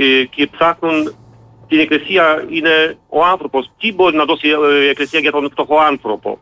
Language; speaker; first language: Greek; non-native, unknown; Polish